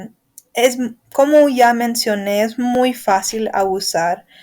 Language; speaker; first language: Spanish; non-native, fluent; English